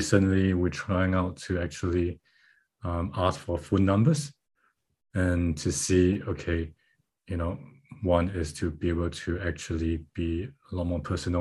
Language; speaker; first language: English; non-native, local second language; Chinese